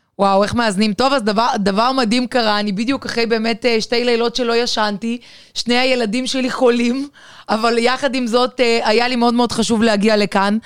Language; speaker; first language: Hebrew; non-native, fluent; Russian